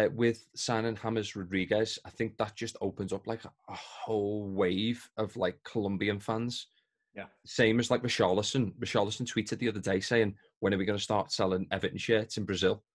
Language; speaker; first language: English; native; English